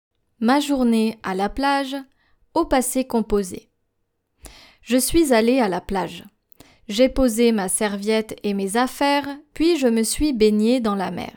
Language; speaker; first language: French; non-native, fluent; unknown